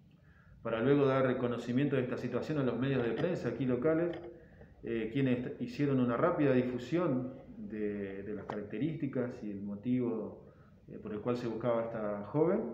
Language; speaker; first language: Spanish; native; Spanish